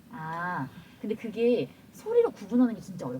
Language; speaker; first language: Korean; native; Korean